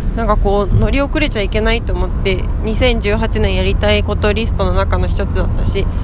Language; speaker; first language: Japanese; native; Japanese